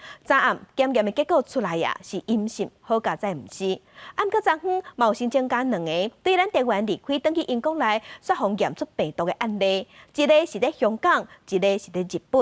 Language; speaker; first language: Chinese; native; Chinese